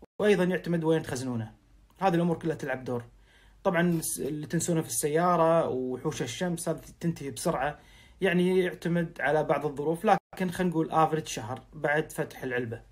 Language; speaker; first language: Arabic; native; Arabic